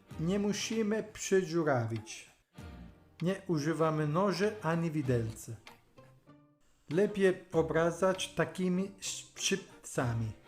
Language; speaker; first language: Polish; non-native, learner; Italian